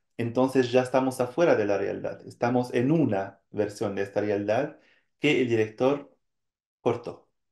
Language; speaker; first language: Spanish; non-native, fluent; French